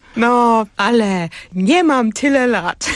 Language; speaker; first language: Polish; non-native, fluent; English